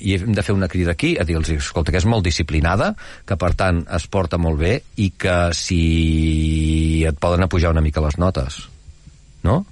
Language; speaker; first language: Catalan; native; Catalan